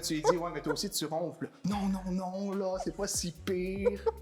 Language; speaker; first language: French; native; French